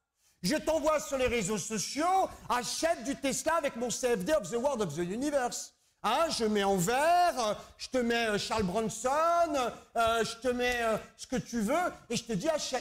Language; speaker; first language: French; native; French